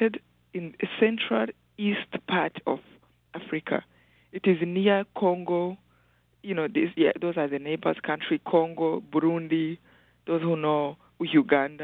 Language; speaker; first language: English; non-native, local second language; Kinyarwanda